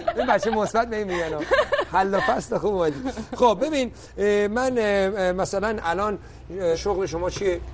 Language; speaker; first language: Persian; early bilingual, heritage; Persian